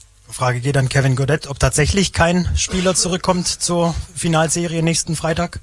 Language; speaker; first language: German; native; German